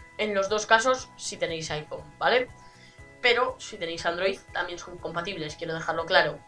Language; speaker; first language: Spanish; native; Spanish